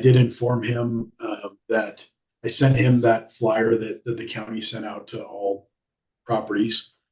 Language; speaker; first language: English; native; English